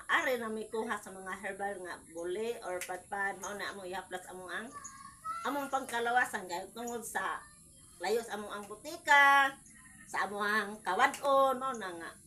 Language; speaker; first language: Cebuano; native; Cebuano